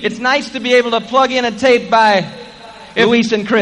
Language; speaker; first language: English; native; English